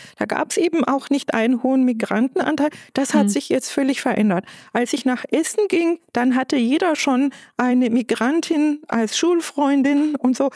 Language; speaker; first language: German; non-native, fluent; Turkish